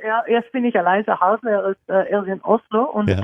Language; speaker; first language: German; non-native, fluent; Norwegian